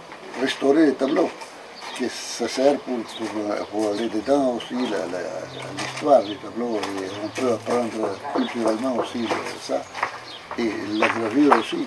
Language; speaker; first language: French; non-native, fluent; Italian